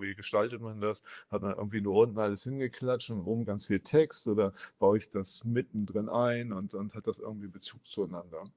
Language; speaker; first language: German; native; German